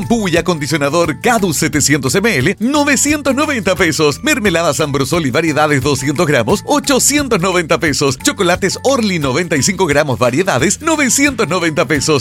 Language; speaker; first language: Spanish; native; Spanish